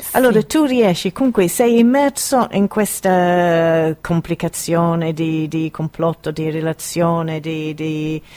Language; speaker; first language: Italian; non-native, fluent; English